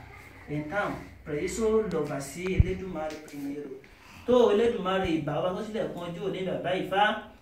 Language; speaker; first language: Portuguese; non-native, learner; Yoruba